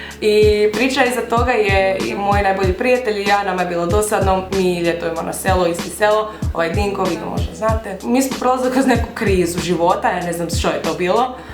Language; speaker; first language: Bosnian; early bilingual, heritage; Croatian